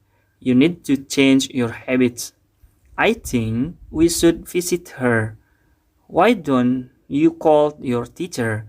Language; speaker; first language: English; non-native, fluent; Indonesian